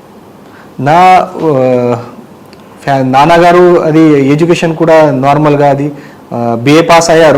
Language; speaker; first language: Telugu; non-native, learner; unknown